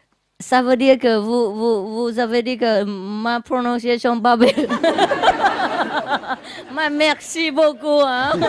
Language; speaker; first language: French; non-native, learner; Vietnamese